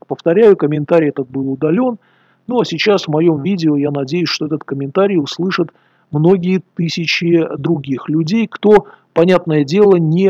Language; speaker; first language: Russian; native; Russian